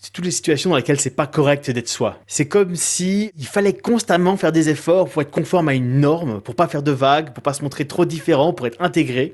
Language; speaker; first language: French; native; French